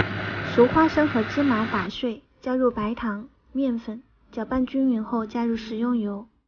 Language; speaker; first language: Chinese; native; Chinese